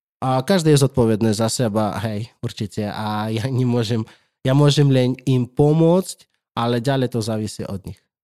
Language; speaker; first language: Slovak; non-native, fluent; Russian